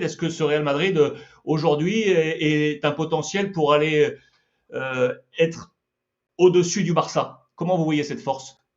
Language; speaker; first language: French; native; French